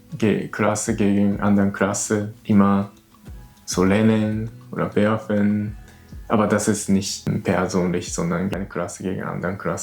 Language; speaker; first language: German; non-native, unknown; Japanese